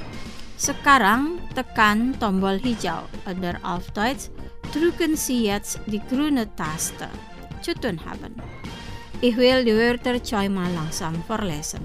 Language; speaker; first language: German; non-native, fluent; Indonesian